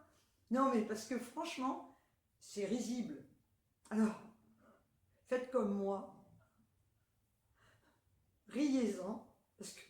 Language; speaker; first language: French; native; French